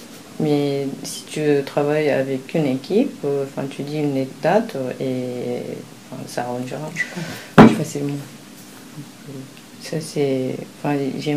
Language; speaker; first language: French; non-native, fluent; Japanese